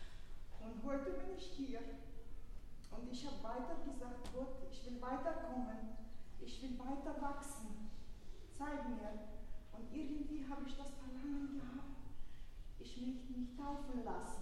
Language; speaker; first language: German; early bilingual, other home language; Russian